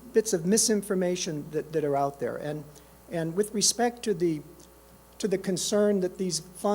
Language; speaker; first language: English; native; English